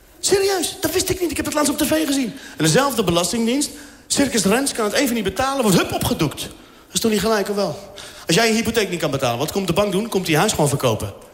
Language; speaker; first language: Dutch; early bilingual, other home language; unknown